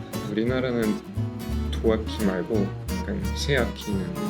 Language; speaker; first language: Korean; non-native, fluent; French